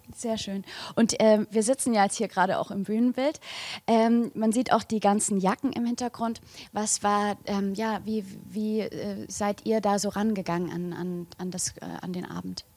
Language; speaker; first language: German; native; German